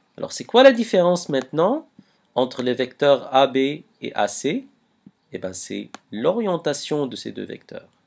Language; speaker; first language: French; non-native, local second language; Arabic